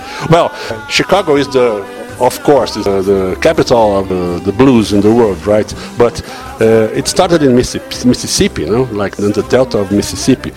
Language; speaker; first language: English; non-native, learner; Portuguese